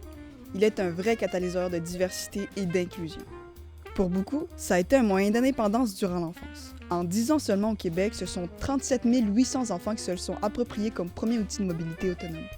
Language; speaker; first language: French; native; French